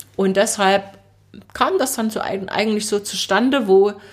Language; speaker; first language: German; native; German